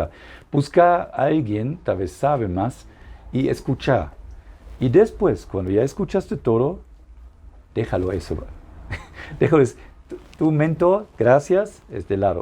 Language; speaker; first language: Spanish; non-native, fluent; German